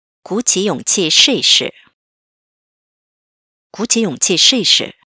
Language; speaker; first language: Chinese; non-native, fluent; Korean